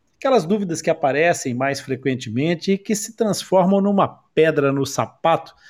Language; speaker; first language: Portuguese; native; Portuguese